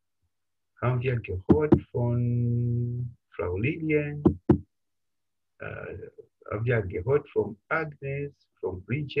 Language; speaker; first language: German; non-native, fluent; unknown